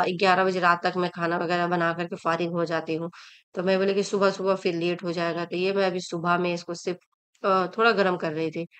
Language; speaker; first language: Hindi; native; Hindi